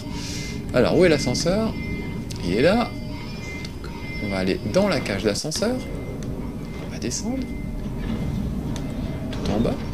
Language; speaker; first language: French; native; French